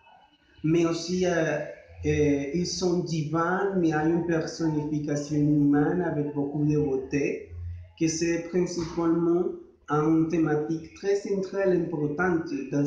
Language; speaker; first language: French; non-native, learner; Spanish